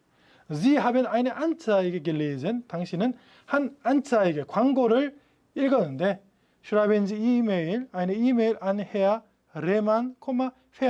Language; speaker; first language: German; non-native, fluent; Korean